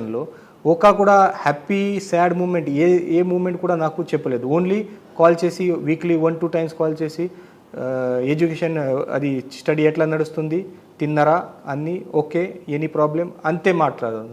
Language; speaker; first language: Telugu; non-native, local second language; Marathi